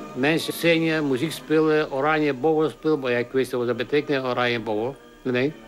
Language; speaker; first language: Dutch; non-native, learner; Polish